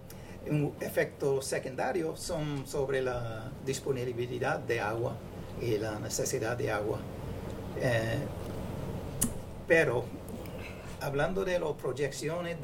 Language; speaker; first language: Spanish; non-native, fluent; English